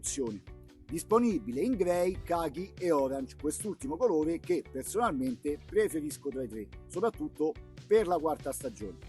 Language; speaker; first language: Italian; native; Italian